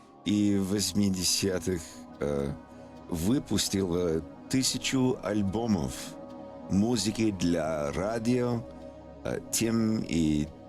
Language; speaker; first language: Russian; non-native, learner; English